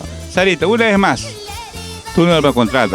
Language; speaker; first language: Spanish; native; Spanish